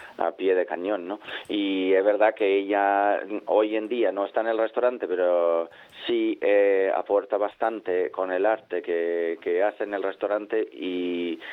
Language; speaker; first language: Spanish; non-native, fluent; Danish